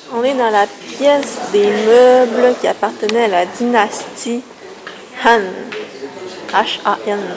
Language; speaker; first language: French; early bilingual, other home language; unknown